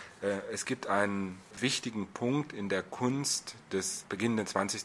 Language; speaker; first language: German; native; German